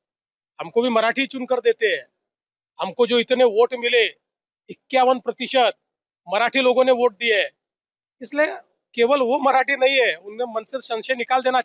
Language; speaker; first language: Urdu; non-native, local second language; Marathi